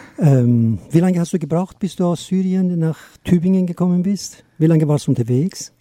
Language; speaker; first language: German; non-native, fluent; Arabic